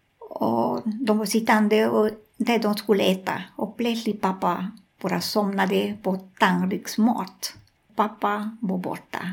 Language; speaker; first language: Swedish; non-native, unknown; Spanish